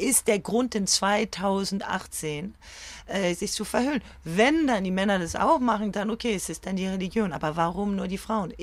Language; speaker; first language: German; early bilingual, other home language; French